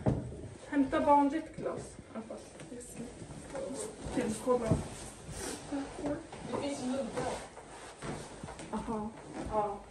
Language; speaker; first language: Swedish; non-native, learner; Mongolian